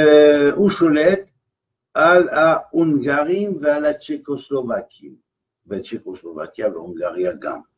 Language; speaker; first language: Hebrew; non-native, fluent; French